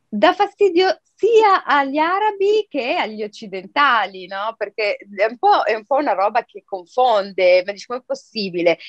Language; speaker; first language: Italian; early bilingual, other home language; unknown